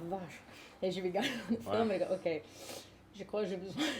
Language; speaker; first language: French; non-native, learner; English